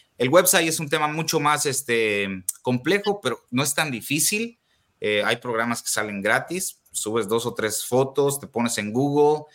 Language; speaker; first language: Spanish; native; Spanish